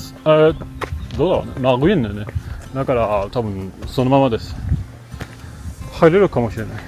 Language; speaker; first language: Japanese; non-native, learner; French